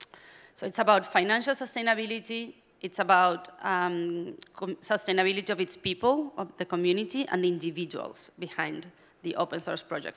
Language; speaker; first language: English; non-native, fluent; Spanish